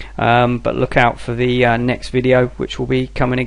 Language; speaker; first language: English; native; English